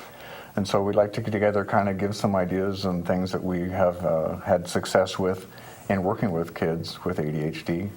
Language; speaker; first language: English; native; English